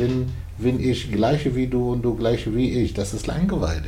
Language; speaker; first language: German; non-native, learner; Arabic